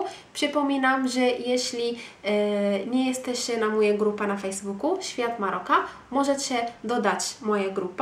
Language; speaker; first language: Polish; non-native, fluent; Arabic